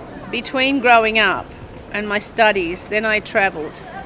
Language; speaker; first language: English; native; English